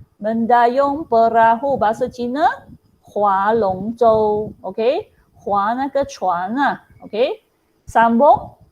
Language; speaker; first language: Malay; non-native, local second language; Chinese